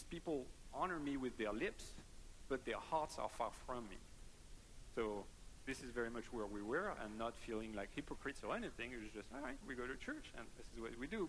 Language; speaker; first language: English; non-native, fluent; French